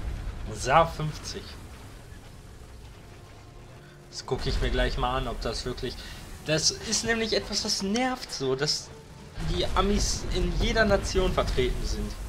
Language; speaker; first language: German; native; German